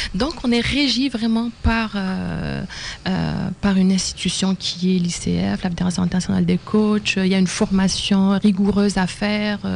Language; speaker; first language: French; non-native, local second language; Arabic